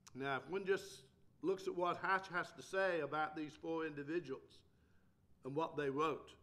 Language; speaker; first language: English; native; English